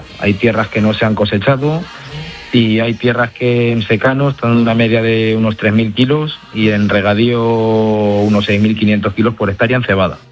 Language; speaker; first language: Spanish; native; Spanish